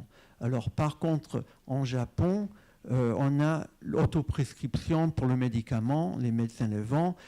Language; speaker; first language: French; non-native, fluent; English